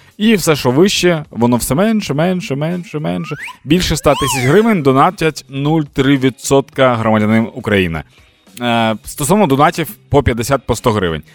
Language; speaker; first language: Ukrainian; non-native, local second language; Russian